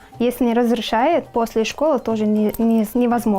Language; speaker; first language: Russian; non-native, learner; Turkmen